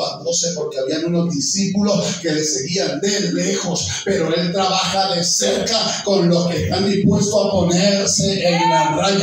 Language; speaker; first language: Spanish; native; Spanish